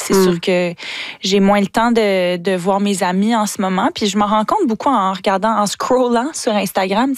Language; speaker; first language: French; native; French